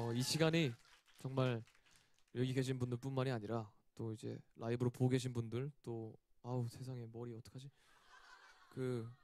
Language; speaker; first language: Korean; native; Korean